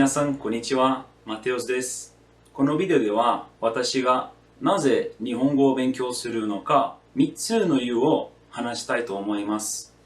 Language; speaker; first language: Japanese; non-native, learner; Portuguese